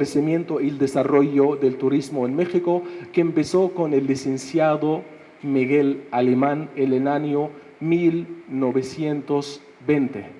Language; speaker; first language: Spanish; non-native, fluent; Arabic